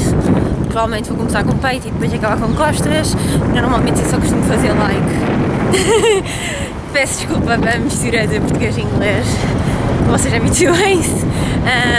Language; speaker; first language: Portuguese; early bilingual, heritage; Portuguese